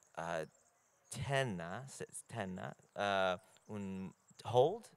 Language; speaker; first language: Italian; non-native, learner; English